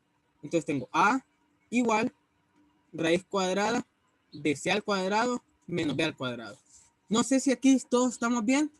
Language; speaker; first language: Spanish; native; Spanish